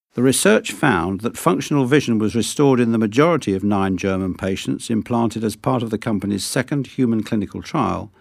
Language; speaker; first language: English; native; English